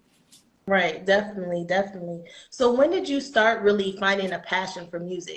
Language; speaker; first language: English; native; English